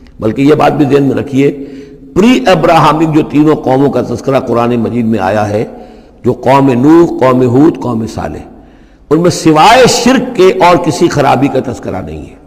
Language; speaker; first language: Urdu; native; Urdu